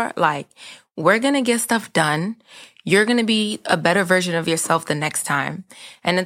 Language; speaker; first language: English; native; English